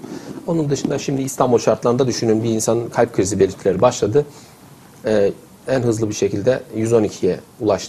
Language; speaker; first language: Turkish; native; Turkish